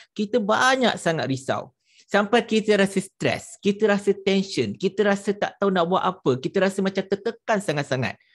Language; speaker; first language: Malay; native; Malay